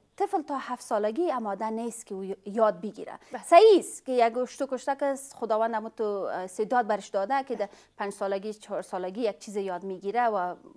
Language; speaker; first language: Persian; non-native, fluent; Pashto